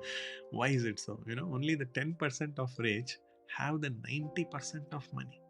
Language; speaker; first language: English; non-native, local second language; Hindi